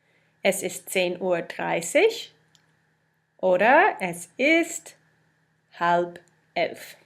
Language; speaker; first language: German; non-native, fluent; English